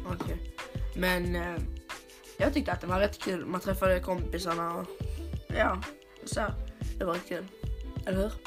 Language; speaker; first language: Swedish; native; Swedish